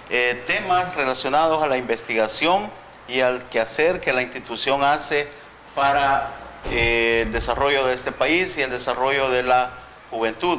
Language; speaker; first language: Spanish; native; Spanish